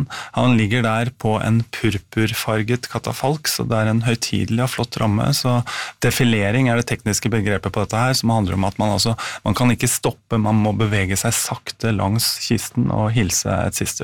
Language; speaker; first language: Norwegian; native; Norwegian